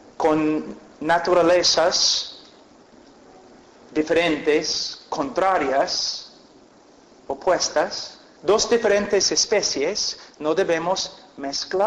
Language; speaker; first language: Spanish; non-native, fluent; English